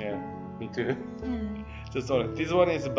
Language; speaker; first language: English; non-native, learner; Korean